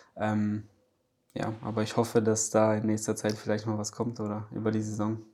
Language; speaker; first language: German; early bilingual, other home language; Polish